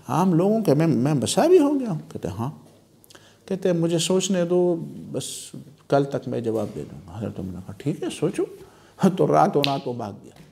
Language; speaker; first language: Urdu; non-native, local second language; Pashto